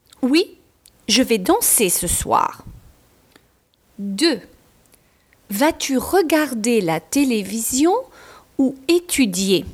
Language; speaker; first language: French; non-native, fluent; English